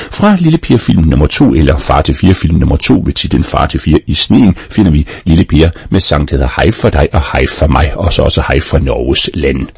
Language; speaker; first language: Danish; native; Danish